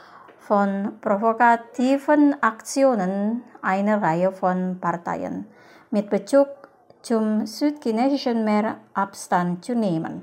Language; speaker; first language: German; non-native, fluent; Indonesian